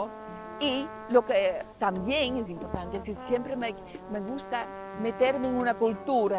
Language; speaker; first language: Spanish; non-native, fluent; Dutch